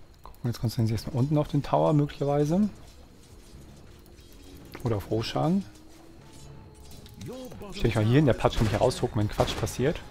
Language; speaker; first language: German; native; German